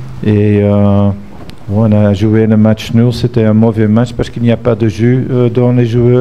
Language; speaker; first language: French; non-native, fluent; Dutch